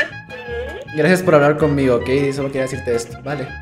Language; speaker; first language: Spanish; native; Spanish